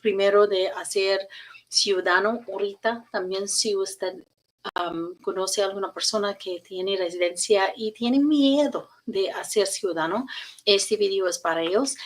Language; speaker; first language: Spanish; non-native, learner; English